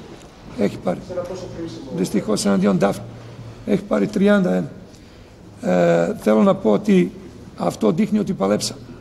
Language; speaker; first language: Greek; non-native, fluent; Serbian